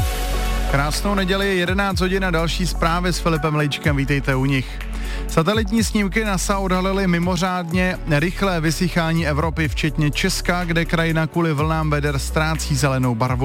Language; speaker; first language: Czech; native; Czech